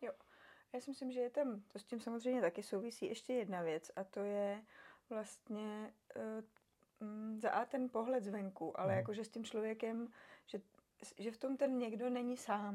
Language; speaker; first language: Czech; native; Czech